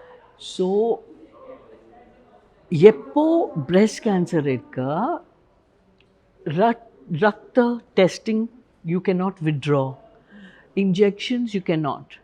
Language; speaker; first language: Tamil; non-native, learner; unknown